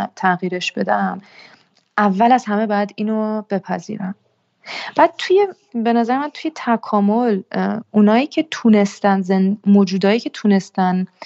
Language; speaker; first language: Persian; early bilingual, heritage; Persian